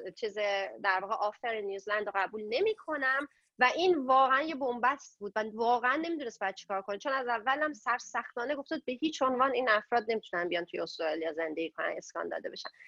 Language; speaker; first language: Persian; native; Persian